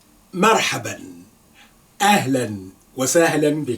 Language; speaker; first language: Arabic; non-native, fluent; Yoruba